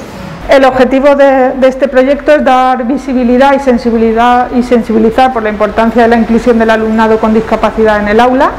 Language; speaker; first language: Spanish; native; Spanish